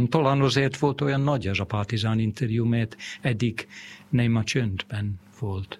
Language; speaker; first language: Hungarian; non-native, fluent; English